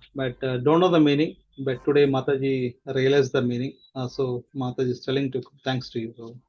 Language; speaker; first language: English; non-native, local second language; Telugu